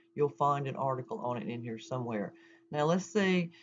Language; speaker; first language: English; native; English